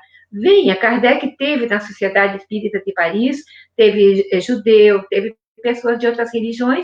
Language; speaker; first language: Portuguese; native; Portuguese